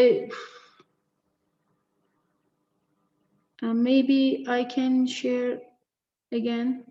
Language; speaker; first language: English; non-native, fluent; Turkish